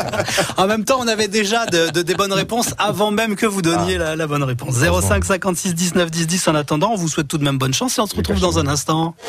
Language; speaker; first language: French; native; French